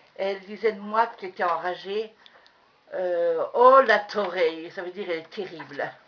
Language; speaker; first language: French; native; French